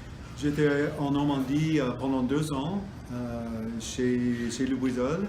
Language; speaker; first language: French; non-native, fluent; English